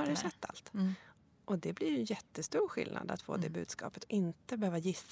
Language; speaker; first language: Swedish; native; Swedish